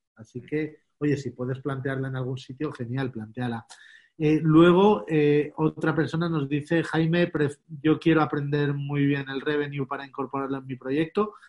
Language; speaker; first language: Spanish; native; Spanish